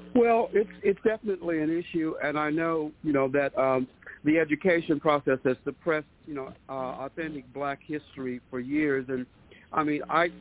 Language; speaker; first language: English; native; English